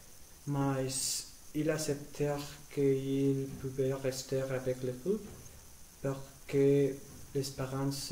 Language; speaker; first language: French; non-native, learner; Spanish